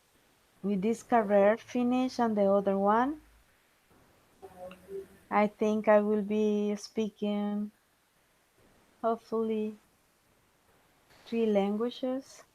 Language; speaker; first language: English; non-native, fluent; Spanish